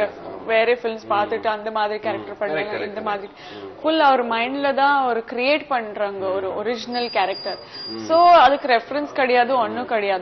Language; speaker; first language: Tamil; non-native, fluent; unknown